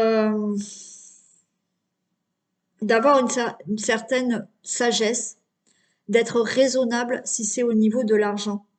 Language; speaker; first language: French; native; French